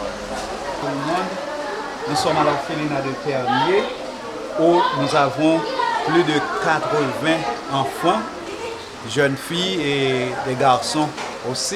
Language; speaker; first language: French; non-native, local second language; Haitian Creole